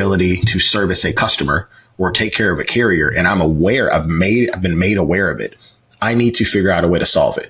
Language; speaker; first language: English; native; English